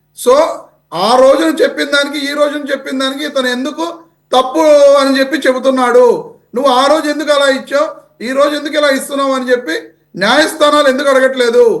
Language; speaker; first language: Telugu; native; Telugu